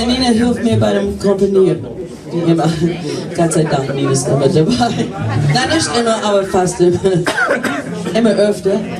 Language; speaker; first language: German; non-native, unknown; English